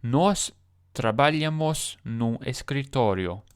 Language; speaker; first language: Portuguese; non-native, learner; English